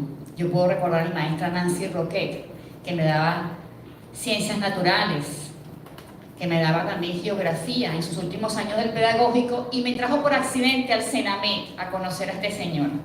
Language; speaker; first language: Spanish; native; Spanish